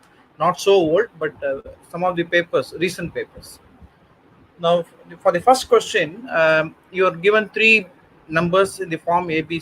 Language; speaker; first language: English; non-native, local second language; Tamil